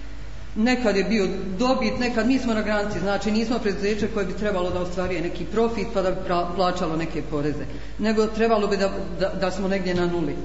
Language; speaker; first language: Croatian; native; Croatian